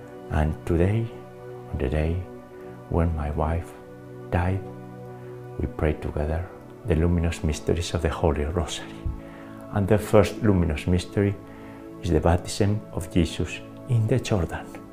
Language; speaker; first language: English; non-native, fluent; Spanish